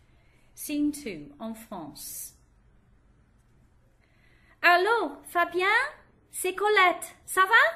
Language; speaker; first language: French; non-native, learner; English